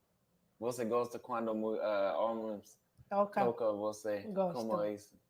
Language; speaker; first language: Portuguese; non-native, learner; English